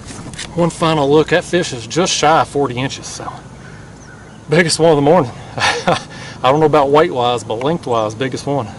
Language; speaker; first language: English; native; English